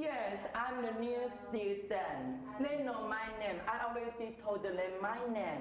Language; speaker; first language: English; non-native, fluent; Chinese